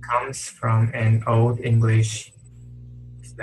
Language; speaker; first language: English; non-native, learner; Chinese